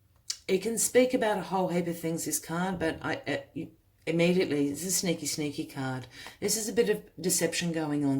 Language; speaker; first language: English; native; English